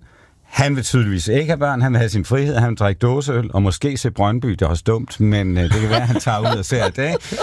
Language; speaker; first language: Danish; native; Danish